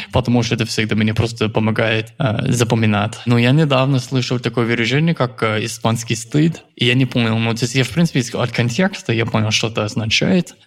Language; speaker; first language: Russian; non-native, fluent; English